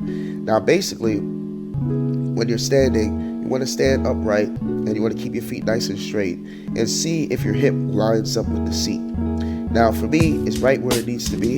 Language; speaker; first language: English; native; English